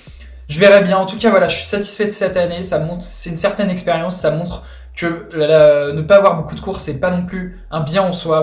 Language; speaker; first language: French; native; French